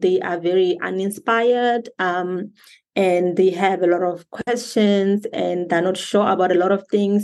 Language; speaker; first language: English; non-native, local second language; Tswana